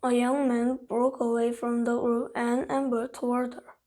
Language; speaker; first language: English; non-native, fluent; Korean